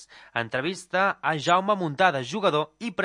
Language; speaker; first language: Catalan; native; Catalan